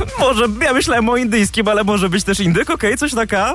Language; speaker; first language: Polish; native; Polish